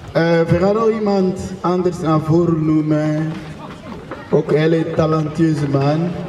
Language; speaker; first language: Dutch; non-native, fluent; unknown